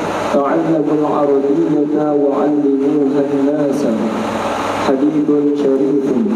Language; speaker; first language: Arabic; non-native, learner; Indonesian